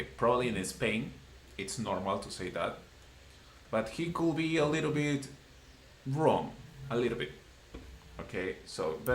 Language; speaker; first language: English; non-native, fluent; Spanish